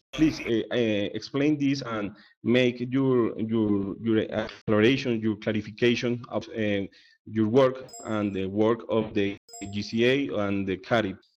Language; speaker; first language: English; non-native, learner; Spanish